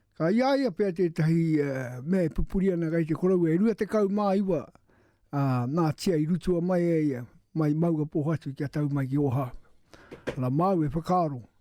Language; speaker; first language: Māori; native; Māori